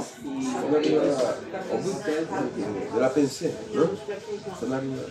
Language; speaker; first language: French; non-native, learner; Spanish